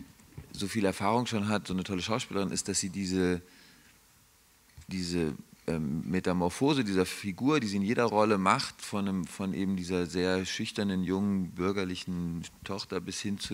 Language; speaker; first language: German; native; German